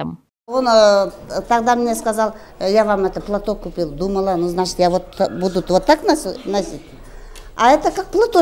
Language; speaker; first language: Russian; non-native, local second language; Kyrgyz